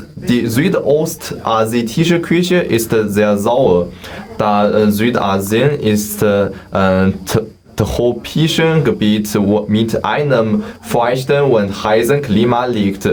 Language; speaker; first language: German; non-native, learner; Chinese